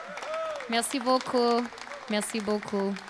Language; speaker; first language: French; non-native, fluent; English